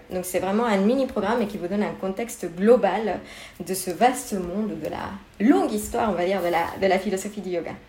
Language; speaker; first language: French; non-native, fluent; Spanish